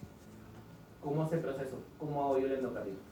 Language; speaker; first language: Spanish; native; Spanish